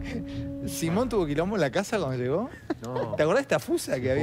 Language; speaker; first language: Spanish; native; Spanish